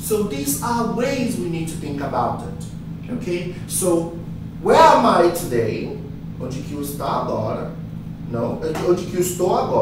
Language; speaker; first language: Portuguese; non-native, fluent; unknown